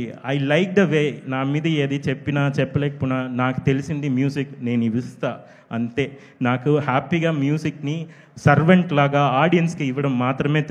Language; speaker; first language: Telugu; non-native, fluent; Tamil